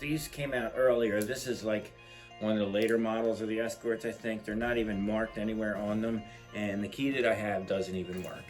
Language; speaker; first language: English; native; English